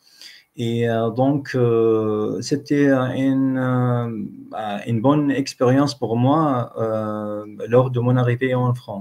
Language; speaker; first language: French; non-native, fluent; Arabic